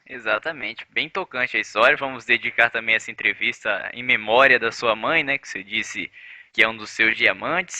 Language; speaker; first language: Portuguese; native; Portuguese